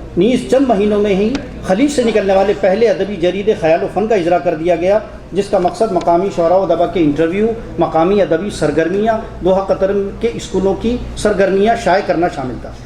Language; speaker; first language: Urdu; native; Urdu